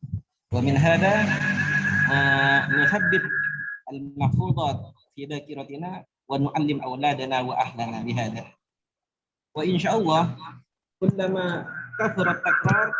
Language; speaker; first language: Arabic; non-native, fluent; Malay